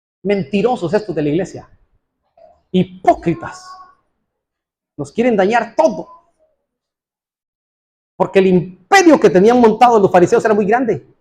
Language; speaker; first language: Spanish; native; Spanish